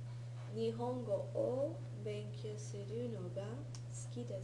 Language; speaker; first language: Japanese; non-native, learner; English